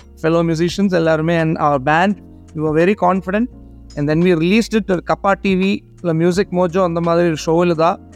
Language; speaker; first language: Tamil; non-native, learner; Malayalam